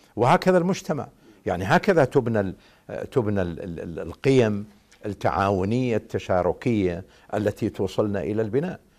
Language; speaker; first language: Arabic; native; Arabic